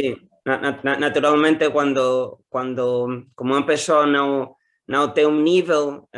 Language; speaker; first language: Portuguese; non-native, learner; Spanish